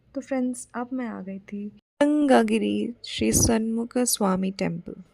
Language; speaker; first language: Hindi; non-native, local second language; Bangla